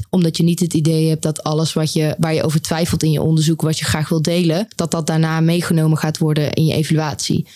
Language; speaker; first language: Dutch; native; Dutch